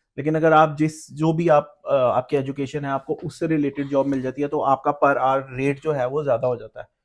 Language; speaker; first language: Urdu; native; Urdu